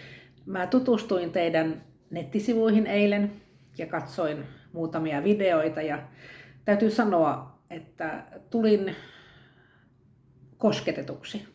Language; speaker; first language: Finnish; native; Finnish